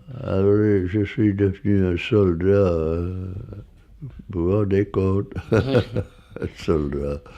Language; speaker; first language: French; non-native, fluent; English